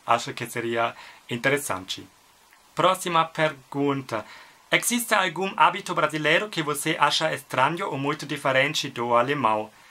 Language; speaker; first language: Portuguese; non-native, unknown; German